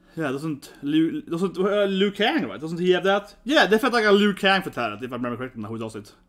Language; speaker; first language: English; non-native, fluent; Swedish